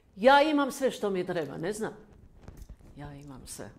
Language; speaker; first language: Croatian; non-native, fluent; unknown